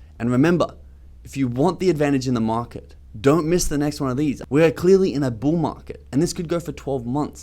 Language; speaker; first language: English; native; English